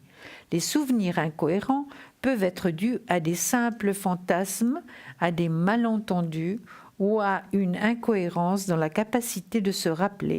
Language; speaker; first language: French; native; French